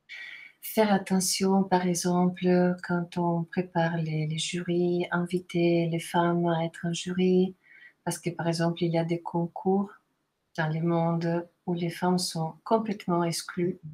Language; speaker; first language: French; non-native, fluent; Italian